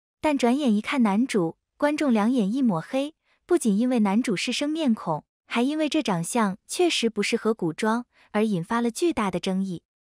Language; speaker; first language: Chinese; native; Chinese